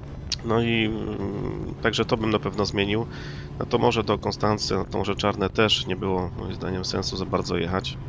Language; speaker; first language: Polish; native; Polish